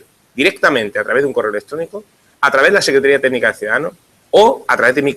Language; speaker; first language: Spanish; native; Spanish